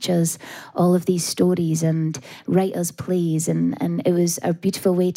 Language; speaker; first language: English; native; English